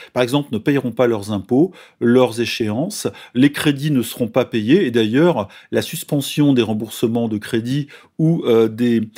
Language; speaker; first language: French; native; French